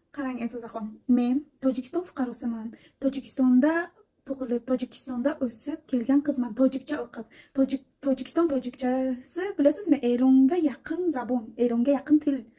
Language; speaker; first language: Uzbek; non-native, fluent; Tajik